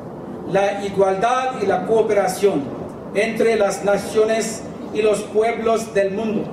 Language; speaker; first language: Spanish; non-native, learner; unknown